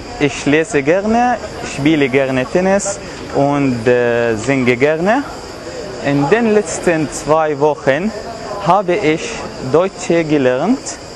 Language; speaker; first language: German; non-native, learner; Arabic